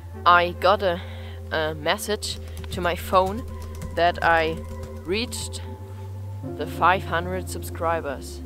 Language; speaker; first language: English; non-native, fluent; German